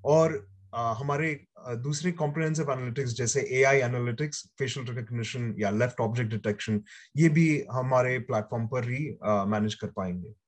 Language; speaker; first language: Hindi; native; Hindi